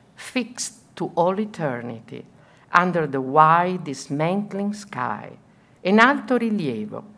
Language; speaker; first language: English; non-native, fluent; Italian